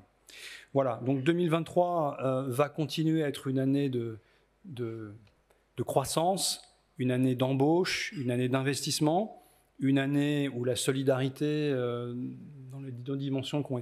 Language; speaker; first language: French; native; French